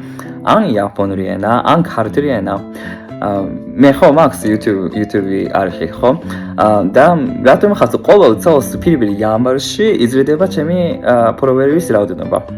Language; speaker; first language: Georgian; non-native, fluent; Japanese